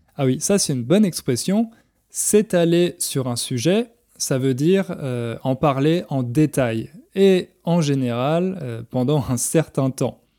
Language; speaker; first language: French; native; French